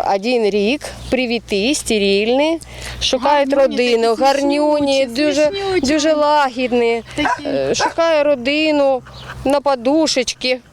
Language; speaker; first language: Ukrainian; non-native, learner; Uzbek